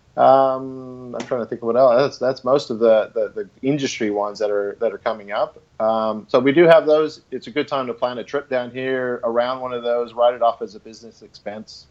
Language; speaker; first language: English; native; English